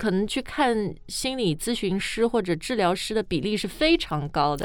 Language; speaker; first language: Chinese; native; Chinese